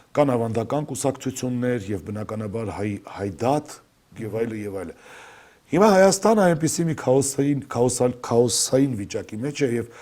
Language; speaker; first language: Armenian; native; Armenian